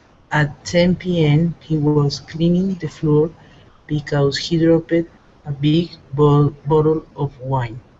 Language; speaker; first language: English; non-native, learner; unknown